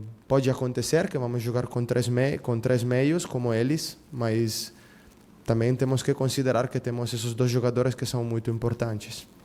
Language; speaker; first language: Portuguese; non-native, fluent; Spanish